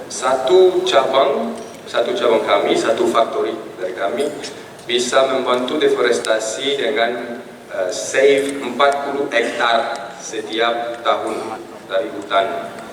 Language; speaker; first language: Indonesian; non-native, fluent; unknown